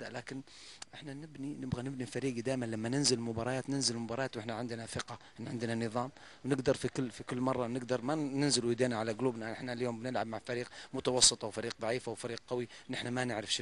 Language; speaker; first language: Arabic; native; Arabic